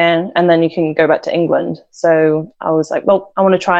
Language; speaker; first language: English; native; English